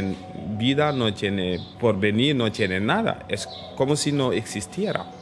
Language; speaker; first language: Spanish; non-native, fluent; Wolof